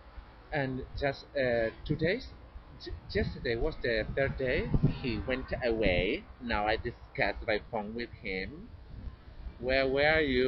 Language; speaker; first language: English; non-native, learner; Spanish